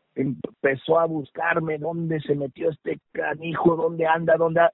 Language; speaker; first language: Spanish; early bilingual, heritage; Spanish